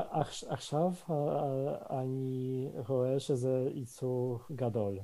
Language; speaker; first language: Hebrew; non-native, learner; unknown